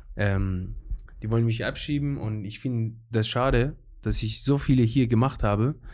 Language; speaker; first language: German; non-native, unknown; Persian